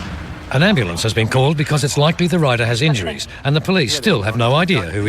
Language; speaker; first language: English; native; English